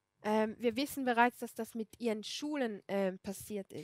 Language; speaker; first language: German; non-native, fluent; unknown